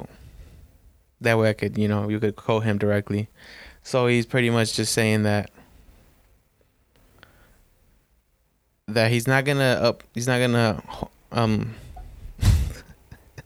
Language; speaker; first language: English; early bilingual, other home language; Spanish